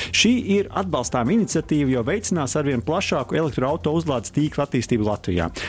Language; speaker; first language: Latvian; native; Latvian